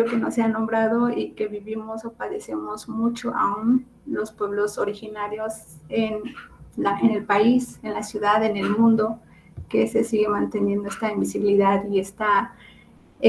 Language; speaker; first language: Spanish; non-native, local second language; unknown